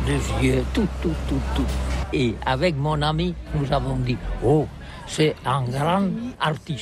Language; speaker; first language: French; non-native, learner; Catalan